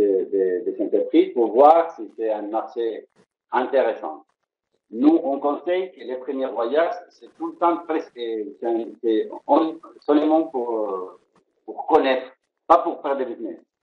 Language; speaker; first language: French; non-native, fluent; Spanish